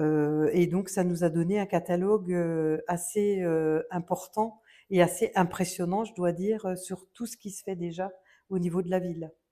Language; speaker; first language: French; native; French